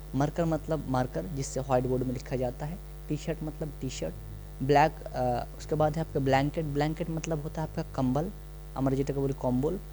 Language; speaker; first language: Hindi; non-native, local second language; Bangla